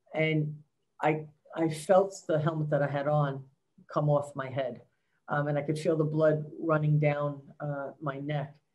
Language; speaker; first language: English; native; English